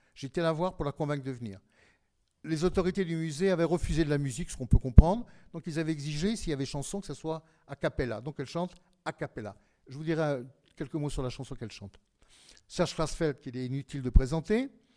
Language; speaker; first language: French; native; French